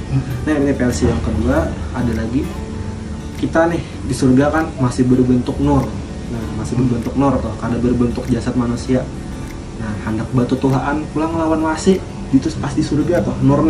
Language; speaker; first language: Indonesian; non-native, local second language; Banjar